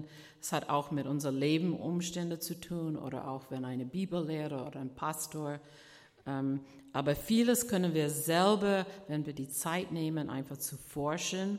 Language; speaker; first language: German; non-native, fluent; English